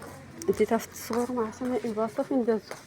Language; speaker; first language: Arabic; native; Arabic